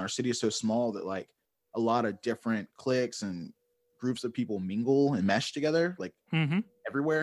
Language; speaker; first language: English; native; English